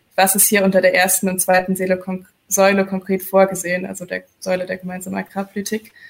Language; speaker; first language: German; native; German